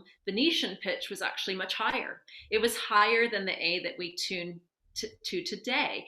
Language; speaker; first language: English; native; English